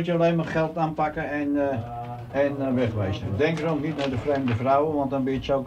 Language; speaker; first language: Dutch; native; Dutch